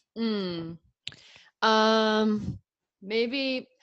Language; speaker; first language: English; native; English